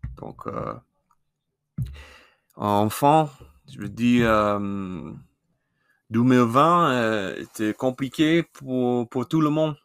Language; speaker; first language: French; non-native, learner; English